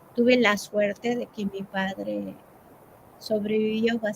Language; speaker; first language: Spanish; early bilingual, heritage; Spanish